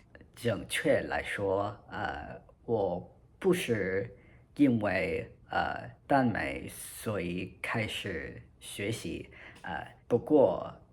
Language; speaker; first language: Chinese; non-native, learner; English